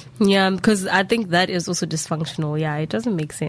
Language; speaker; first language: English; non-native, local second language; Zulu